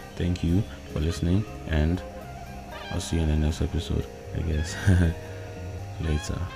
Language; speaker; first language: English; non-native, local second language; Akan